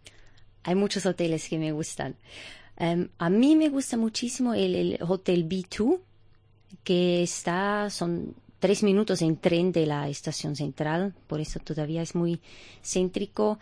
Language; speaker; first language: Spanish; non-native, fluent; German